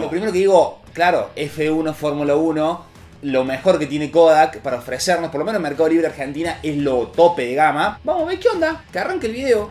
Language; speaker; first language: Spanish; native; Spanish